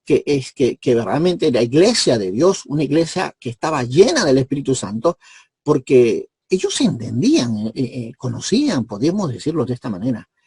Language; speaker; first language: Spanish; native; Spanish